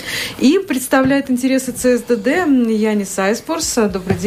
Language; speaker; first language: Russian; native; Russian